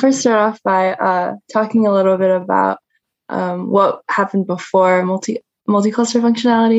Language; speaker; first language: English; native; English